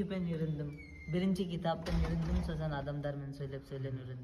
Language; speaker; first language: Kazakh; non-native, learner; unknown